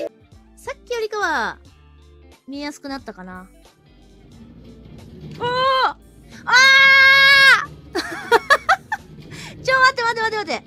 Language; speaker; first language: Japanese; native; Japanese